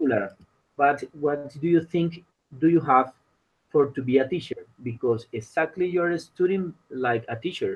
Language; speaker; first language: English; non-native, learner; Spanish